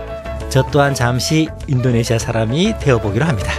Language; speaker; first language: Korean; native; Korean